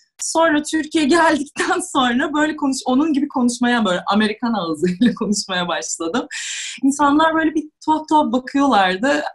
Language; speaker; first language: Turkish; non-native, fluent; Russian